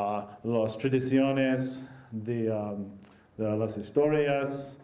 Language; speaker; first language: Spanish; non-native, learner; English